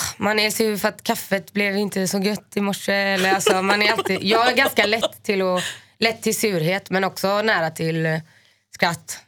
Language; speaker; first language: Swedish; native; Swedish